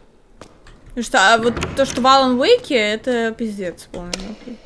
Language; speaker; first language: Russian; native; Russian